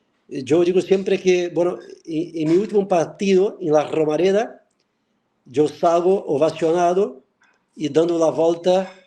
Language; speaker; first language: Spanish; non-native, fluent; Portuguese